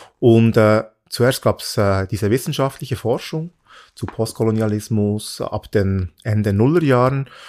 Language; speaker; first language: German; early bilingual, other home language; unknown